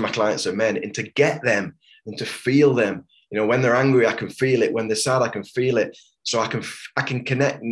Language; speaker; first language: English; native; English